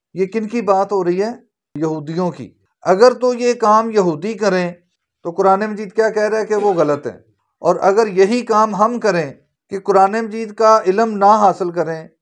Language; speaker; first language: Urdu; native; Urdu